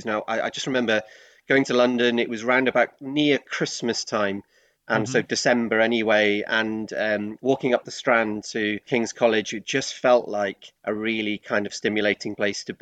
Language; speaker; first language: English; native; English